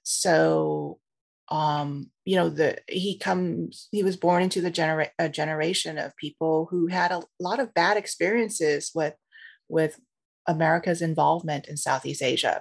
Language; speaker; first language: English; native; English